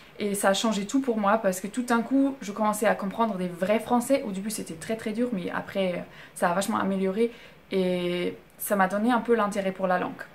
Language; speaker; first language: French; non-native, fluent; German